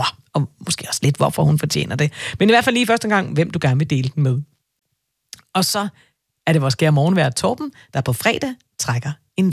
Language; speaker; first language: Danish; native; Danish